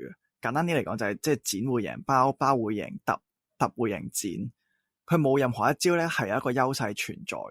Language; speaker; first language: Cantonese; native; Cantonese